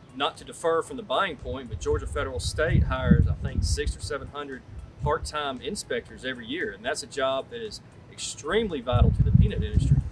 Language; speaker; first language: English; native; English